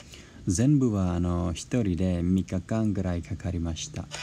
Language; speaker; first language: Japanese; non-native, learner; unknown